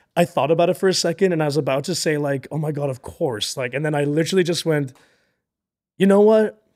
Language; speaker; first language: English; native; English